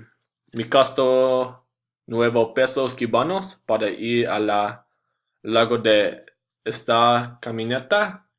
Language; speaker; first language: Spanish; non-native, learner; English